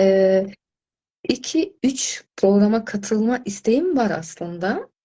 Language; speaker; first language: Turkish; non-native, fluent; Azerbaijani